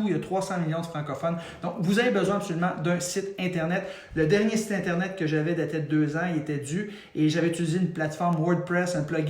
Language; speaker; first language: French; native; French